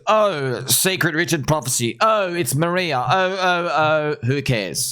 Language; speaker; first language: English; native; English